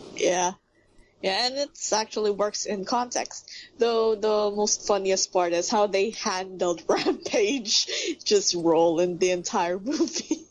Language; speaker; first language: English; non-native, local second language; Filipino